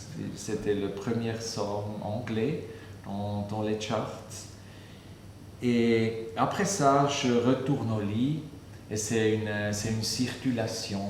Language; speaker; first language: French; non-native, fluent; German